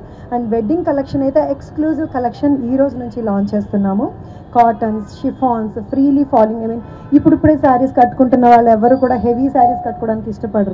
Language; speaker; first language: Telugu; native; Telugu